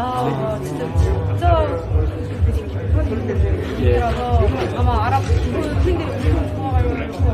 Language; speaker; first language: Korean; non-native, fluent; Arabic